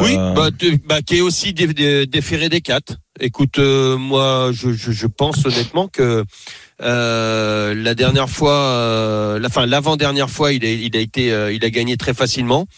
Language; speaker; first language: French; native; French